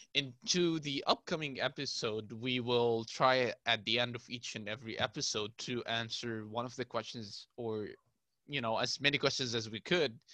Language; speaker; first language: English; non-native, fluent; Arabic